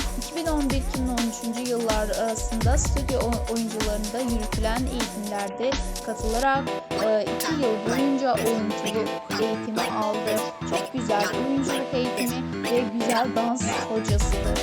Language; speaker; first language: Turkish; native; Turkish